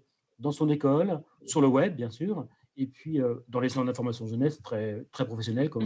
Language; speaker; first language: French; native; French